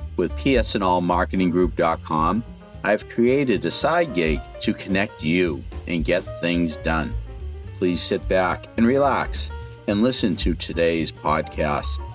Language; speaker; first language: English; native; English